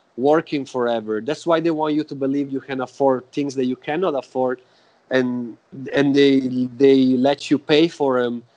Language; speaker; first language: English; non-native, fluent; Italian